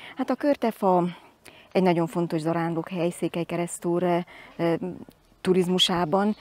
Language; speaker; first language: Hungarian; native; Hungarian